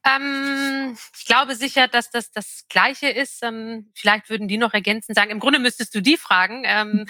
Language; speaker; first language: German; early bilingual, other home language; Turkish